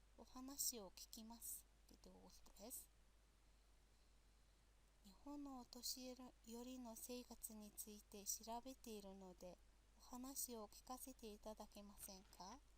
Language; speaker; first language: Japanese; non-native, fluent; Mongolian